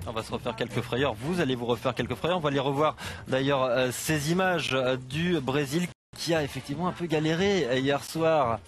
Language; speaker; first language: French; native; French